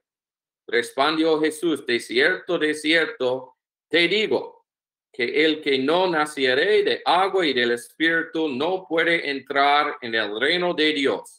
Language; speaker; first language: Spanish; non-native, learner; English